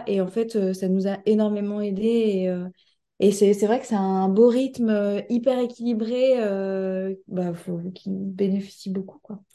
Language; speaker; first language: French; native; French